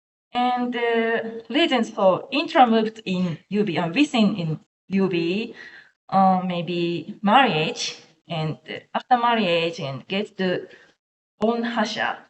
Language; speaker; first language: English; non-native, learner; Japanese